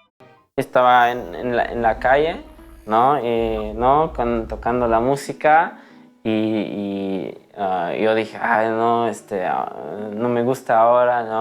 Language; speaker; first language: Spanish; non-native, fluent; German